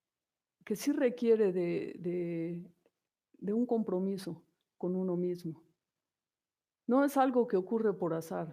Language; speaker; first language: Spanish; native; Spanish